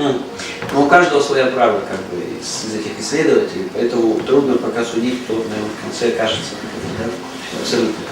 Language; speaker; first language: Russian; native; Russian